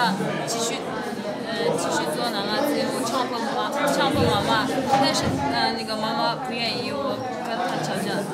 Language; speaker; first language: Chinese; non-native, local second language; Uyghur